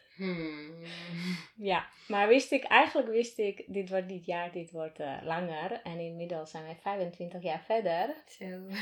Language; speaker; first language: Dutch; non-native, fluent; Slovak